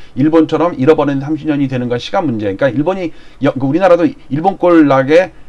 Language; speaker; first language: Korean; native; Korean